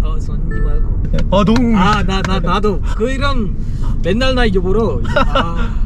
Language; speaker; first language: Korean; non-native, fluent; Sinhala